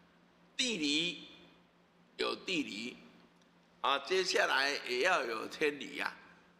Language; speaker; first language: Chinese; native; Chinese